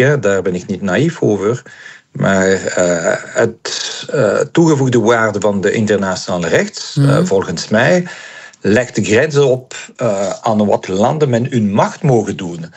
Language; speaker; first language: Dutch; non-native, local second language; French